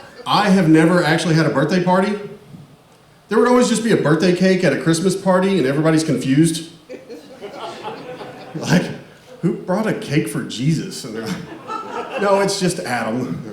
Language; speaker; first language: English; native; English